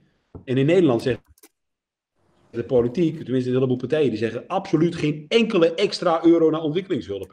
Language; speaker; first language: Dutch; native; Dutch